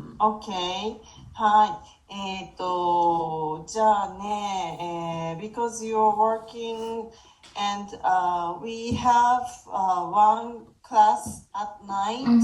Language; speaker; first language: English; non-native, fluent; Japanese